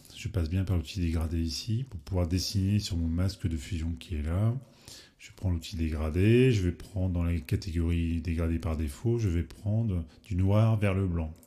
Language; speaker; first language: French; native; French